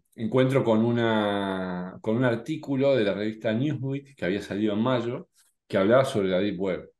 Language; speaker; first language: Spanish; native; Spanish